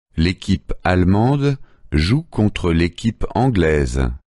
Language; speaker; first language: French; native; French